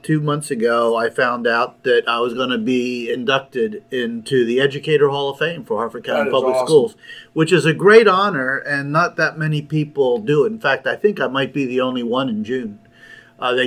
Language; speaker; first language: English; native; English